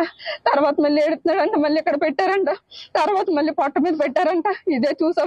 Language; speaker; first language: Telugu; native; Telugu